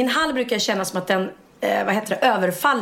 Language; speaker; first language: Swedish; native; Swedish